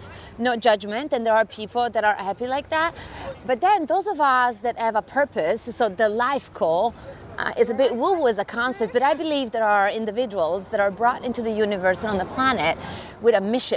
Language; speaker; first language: English; non-native, fluent; Italian